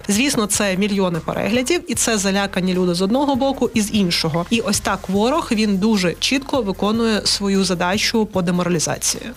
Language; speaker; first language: Ukrainian; native; Ukrainian